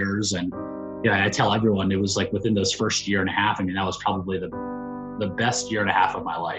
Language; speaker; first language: English; native; English